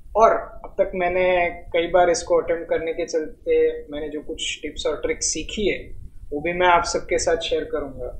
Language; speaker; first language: Hindi; non-native, local second language; Marathi